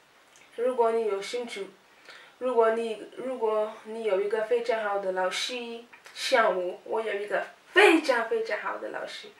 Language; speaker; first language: Chinese; non-native, learner; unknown